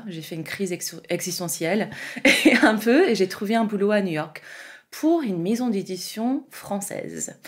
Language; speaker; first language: French; non-native, fluent; English